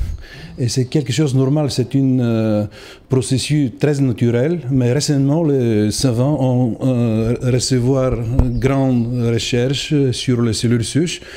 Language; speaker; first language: French; non-native, fluent; Bulgarian